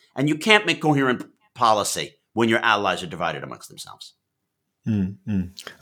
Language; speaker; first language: English; native; English